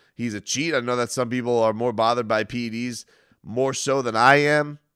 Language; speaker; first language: English; native; English